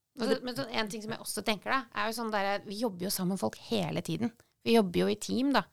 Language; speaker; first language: Norwegian; native; Norwegian